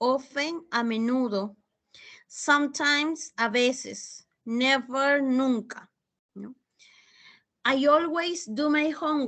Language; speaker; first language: English; non-native, fluent; Spanish